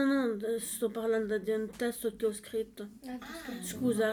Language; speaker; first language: Italian; non-native, learner; French